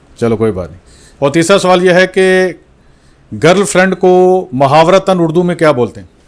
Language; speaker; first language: Urdu; native; Urdu